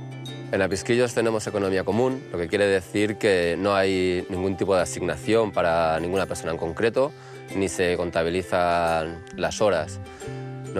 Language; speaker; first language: Spanish; native; Spanish